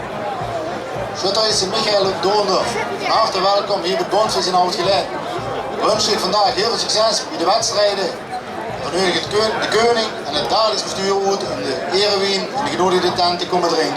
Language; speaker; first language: Dutch; native; Dutch